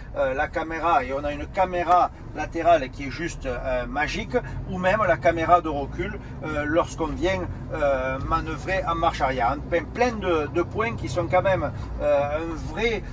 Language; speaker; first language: French; native; French